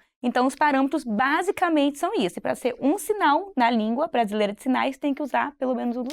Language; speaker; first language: Portuguese; native; Portuguese